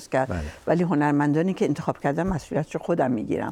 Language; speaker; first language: Persian; native; Persian